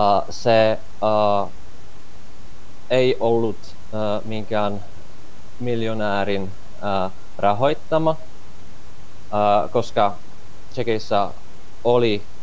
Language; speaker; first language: Finnish; non-native, fluent; Czech